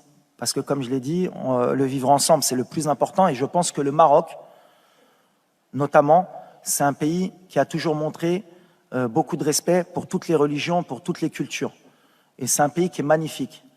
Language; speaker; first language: French; native; French